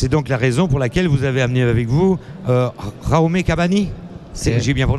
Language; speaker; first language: French; native; French